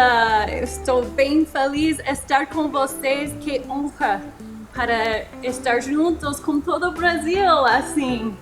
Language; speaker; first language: Portuguese; non-native, fluent; English